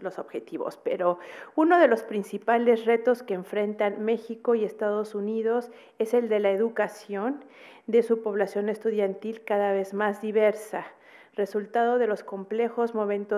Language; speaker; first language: Spanish; native; Spanish